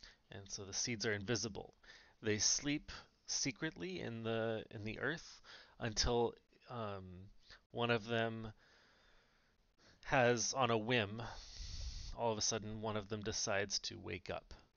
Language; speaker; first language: English; native; English